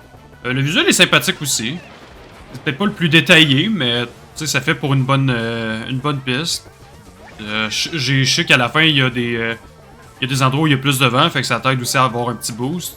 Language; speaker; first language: French; native; French